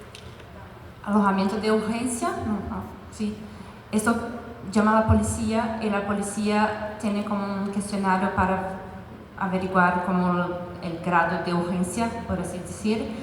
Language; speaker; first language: Spanish; non-native, fluent; French